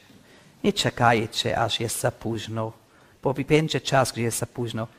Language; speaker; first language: Polish; non-native, learner; English